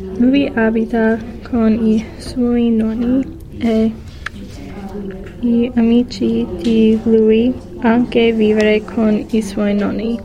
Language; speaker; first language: Italian; non-native, learner; English